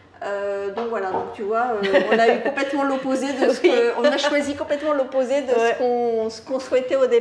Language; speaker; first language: French; native; French